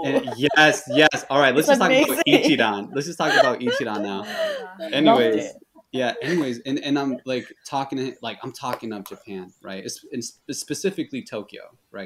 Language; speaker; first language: English; early bilingual, other home language; Spanish